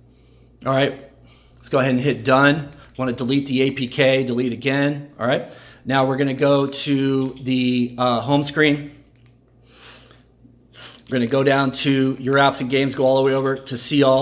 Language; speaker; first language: English; native; English